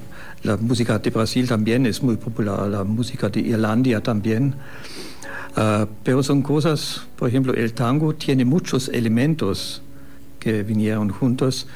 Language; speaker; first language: Spanish; non-native, fluent; German